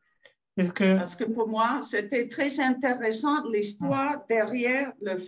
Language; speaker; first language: French; non-native, fluent; Spanish